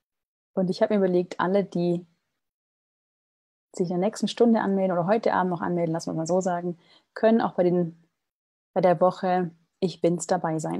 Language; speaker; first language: German; native; German